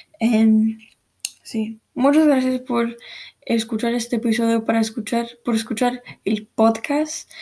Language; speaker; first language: Spanish; early bilingual, heritage; Spanish